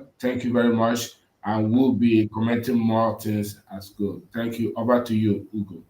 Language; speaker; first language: English; non-native, local second language; Igbo